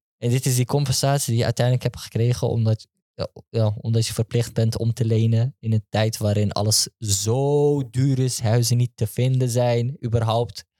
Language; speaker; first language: Dutch; early bilingual, other home language; Turkish